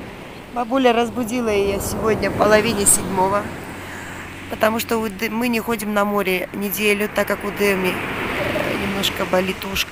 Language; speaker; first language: Russian; native; Russian